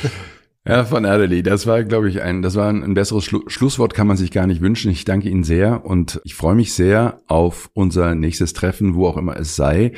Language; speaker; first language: German; native; German